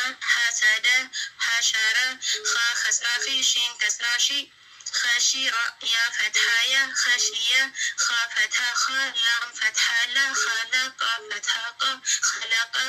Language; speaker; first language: Arabic; non-native, learner; Amharic